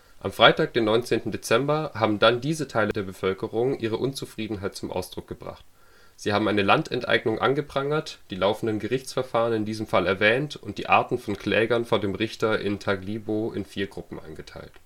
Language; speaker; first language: German; native; German